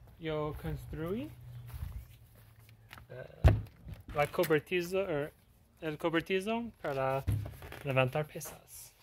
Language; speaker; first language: Spanish; non-native, learner; English